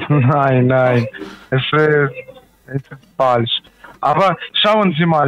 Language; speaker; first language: German; non-native, learner; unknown